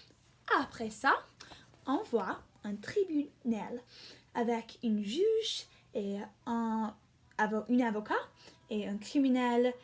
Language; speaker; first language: French; non-native, learner; English